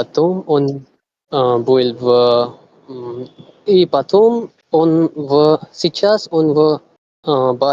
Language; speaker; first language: Russian; non-native, learner; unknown